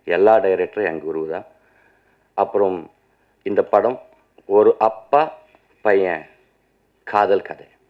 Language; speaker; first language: Tamil; non-native, learner; Telugu